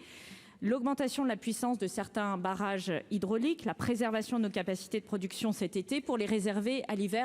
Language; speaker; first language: French; native; French